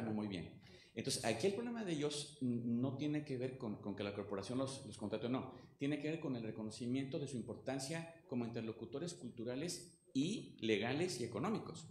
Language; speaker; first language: Spanish; native; Spanish